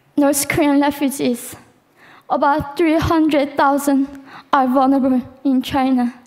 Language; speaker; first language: English; non-native, fluent; Korean